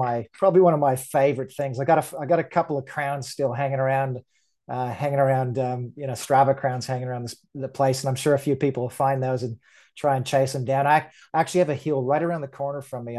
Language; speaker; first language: English; native; English